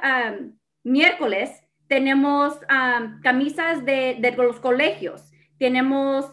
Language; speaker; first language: Spanish; early bilingual, other home language; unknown